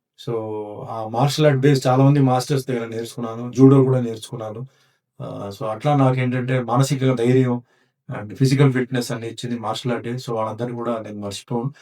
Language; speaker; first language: Telugu; non-native, local second language; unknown